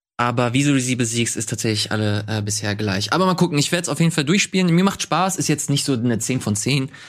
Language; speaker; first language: German; native; German